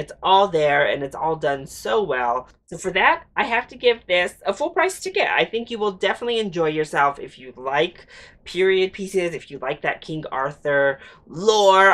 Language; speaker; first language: English; native; English